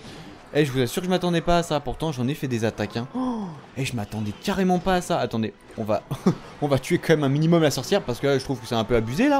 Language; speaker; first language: French; native; French